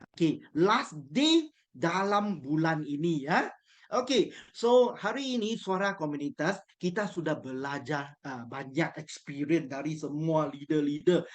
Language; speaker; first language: Malay; non-native, local second language; Chinese